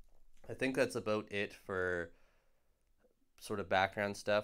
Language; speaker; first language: English; native; English